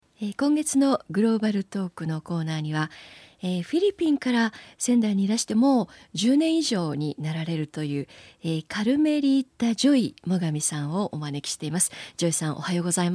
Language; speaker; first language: Japanese; native; Japanese